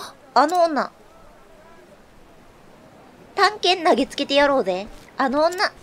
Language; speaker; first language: Japanese; native; Japanese